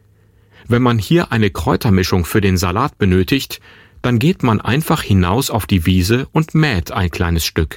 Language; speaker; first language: German; native; German